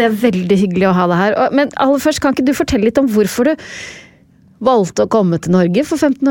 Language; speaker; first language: Norwegian; native; Norwegian